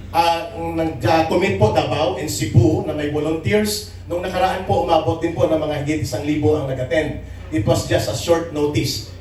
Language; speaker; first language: Filipino; native; Filipino